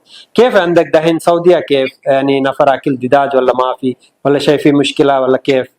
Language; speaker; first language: Arabic; non-native, learner; Telugu